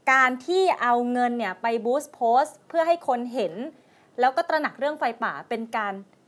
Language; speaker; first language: Thai; native; Thai